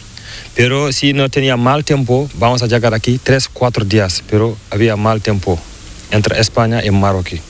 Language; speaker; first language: Spanish; non-native, learner; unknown